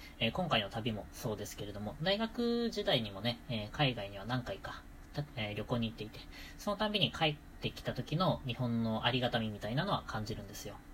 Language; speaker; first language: Japanese; native; Japanese